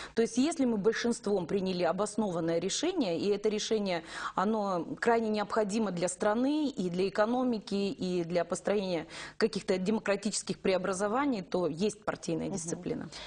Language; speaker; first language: Russian; native; Russian